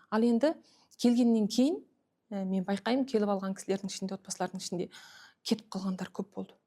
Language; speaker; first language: Kazakh; early bilingual, heritage; Kazakh